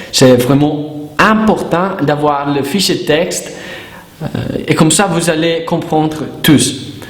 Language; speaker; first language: French; non-native, learner; Italian